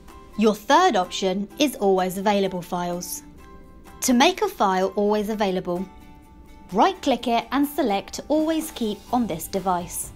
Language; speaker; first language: English; native; English